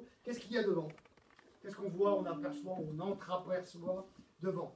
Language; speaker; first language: French; native; French